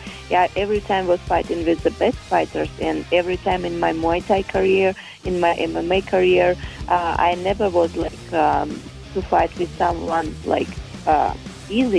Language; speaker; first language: English; non-native, fluent; Russian